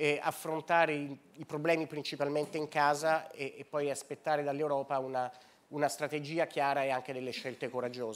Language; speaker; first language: Italian; native; Italian